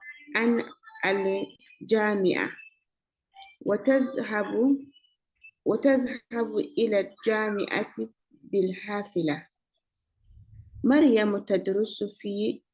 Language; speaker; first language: Arabic; non-native, learner; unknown